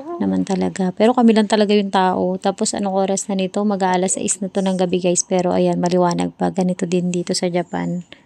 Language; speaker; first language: Filipino; native; Filipino